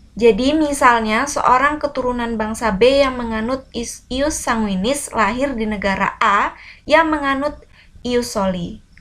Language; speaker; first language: Indonesian; native; Indonesian